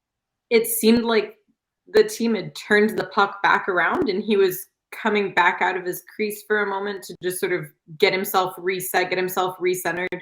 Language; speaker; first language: English; native; English